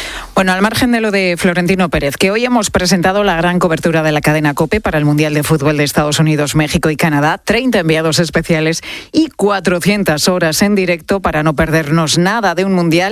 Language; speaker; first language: Spanish; native; Spanish